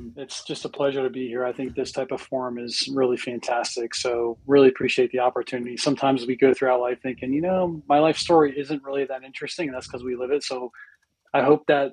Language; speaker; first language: English; native; English